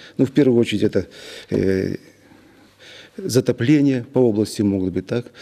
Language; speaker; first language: Russian; native; Russian